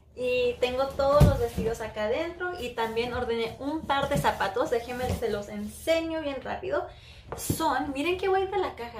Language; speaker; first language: Spanish; early bilingual, heritage; Spanish